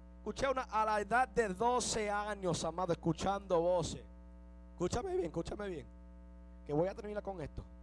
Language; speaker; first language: Spanish; early bilingual, heritage; Spanish